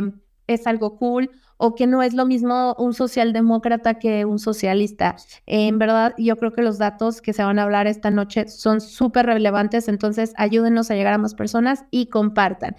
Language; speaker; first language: Spanish; native; Spanish